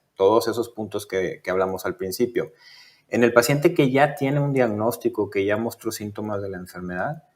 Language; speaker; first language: Spanish; native; Spanish